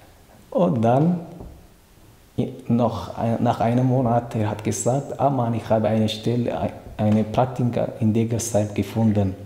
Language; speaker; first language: German; non-native, learner; Tigrinya